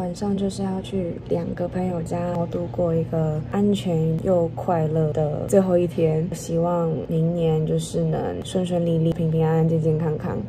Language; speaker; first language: Chinese; native; Chinese